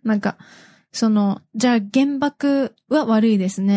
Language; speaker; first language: Japanese; native; Japanese